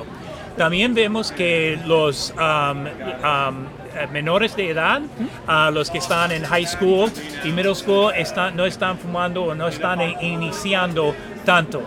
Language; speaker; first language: Spanish; non-native, fluent; English